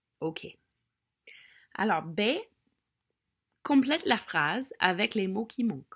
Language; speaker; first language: French; non-native, fluent; English